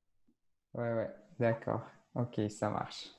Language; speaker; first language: French; non-native, fluent; Russian